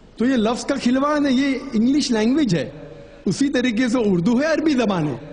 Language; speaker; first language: Urdu; non-native, local second language; Konkani